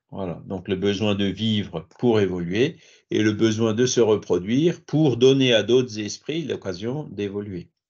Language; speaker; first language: French; native; French